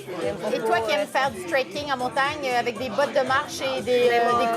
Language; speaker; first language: French; native; French